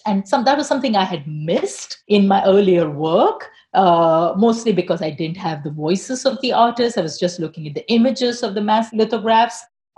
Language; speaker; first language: English; non-native, local second language; Tamil